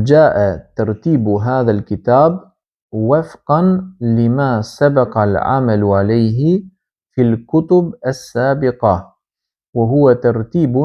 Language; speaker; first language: Arabic; non-native, fluent; Albanian